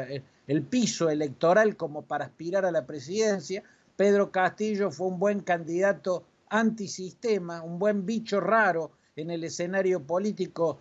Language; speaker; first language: Spanish; native; Spanish